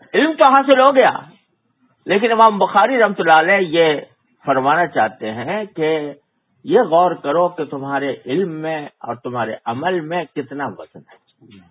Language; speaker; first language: Urdu; native; Urdu